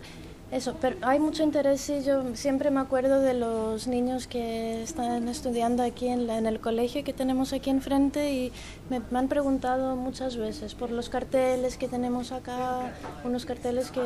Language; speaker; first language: Spanish; non-native, fluent; Greek